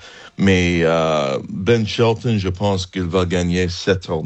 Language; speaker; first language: French; non-native, fluent; English